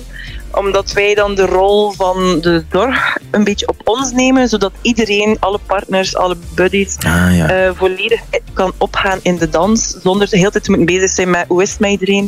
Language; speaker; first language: Dutch; native; Dutch